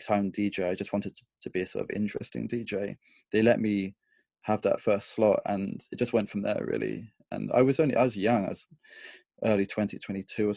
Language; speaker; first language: English; native; English